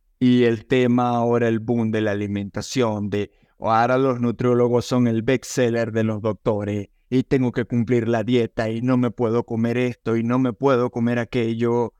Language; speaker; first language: Spanish; native; Spanish